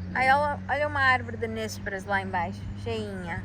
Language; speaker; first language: Portuguese; early bilingual, other home language; English